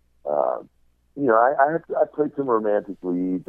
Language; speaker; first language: English; native; English